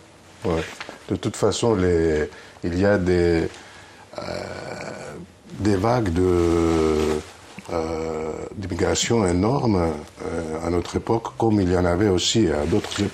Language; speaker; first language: French; non-native, fluent; Greek